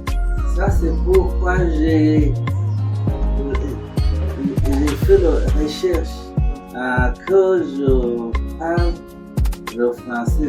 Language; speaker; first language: French; non-native, learner; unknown